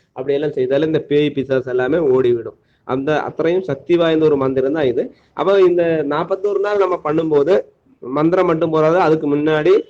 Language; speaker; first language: Tamil; non-native, local second language; Malayalam